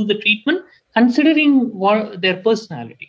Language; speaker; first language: English; non-native, local second language; Tamil